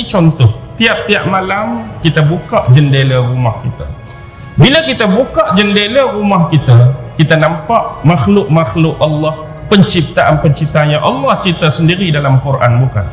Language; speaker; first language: Malay; native; Malay